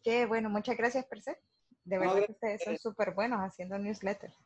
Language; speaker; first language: Spanish; native; Spanish